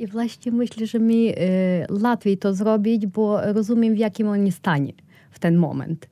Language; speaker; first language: Polish; non-native, fluent; Ukrainian